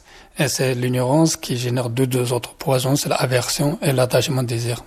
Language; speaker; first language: French; non-native, fluent; Tibetan